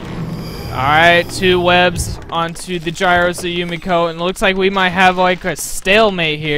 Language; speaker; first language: English; native; English